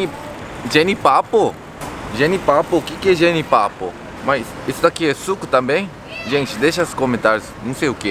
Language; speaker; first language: Portuguese; non-native, learner; Korean